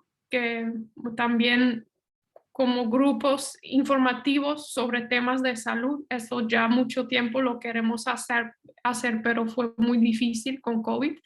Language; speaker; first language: Spanish; non-native, fluent; Dutch